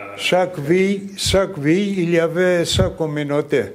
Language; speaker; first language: French; non-native, fluent; Greek